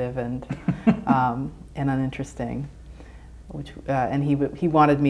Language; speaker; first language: English; native; English